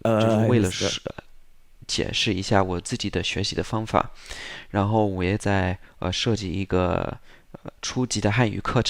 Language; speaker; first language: Chinese; non-native, fluent; English